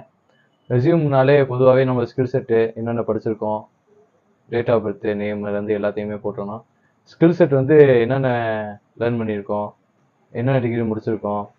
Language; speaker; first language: Tamil; native; Tamil